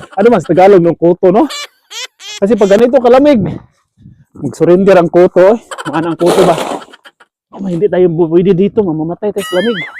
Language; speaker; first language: Filipino; non-native, local second language; Cebuano